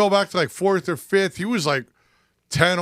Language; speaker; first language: English; native; English